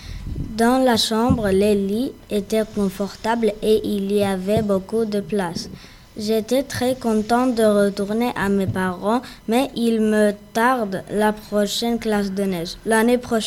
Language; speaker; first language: French; non-native, learner; Greek